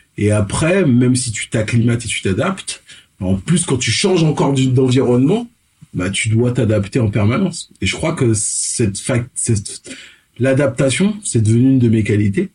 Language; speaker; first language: French; early bilingual, other home language; Fon